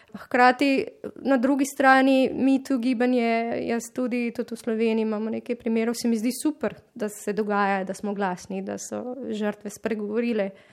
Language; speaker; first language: Slovenian; native; Slovenian